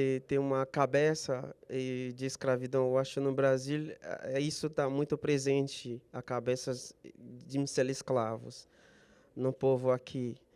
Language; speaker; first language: Portuguese; non-native, fluent; Haitian Creole